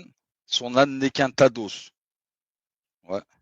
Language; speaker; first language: French; native; French